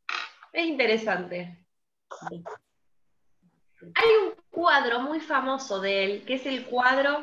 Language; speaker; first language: Spanish; native; Spanish